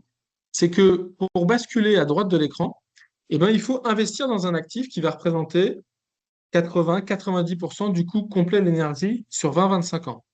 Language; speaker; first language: French; native; French